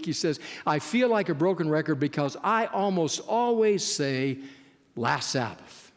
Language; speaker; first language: English; native; English